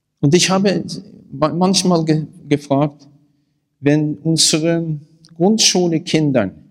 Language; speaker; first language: German; non-native, learner; Norwegian